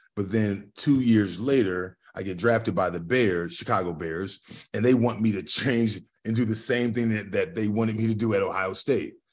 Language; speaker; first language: English; native; English